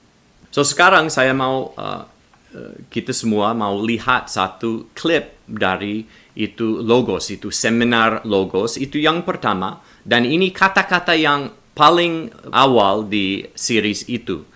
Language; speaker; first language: Indonesian; non-native, learner; English